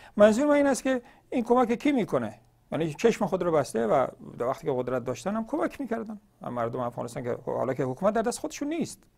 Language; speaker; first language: Persian; native; Persian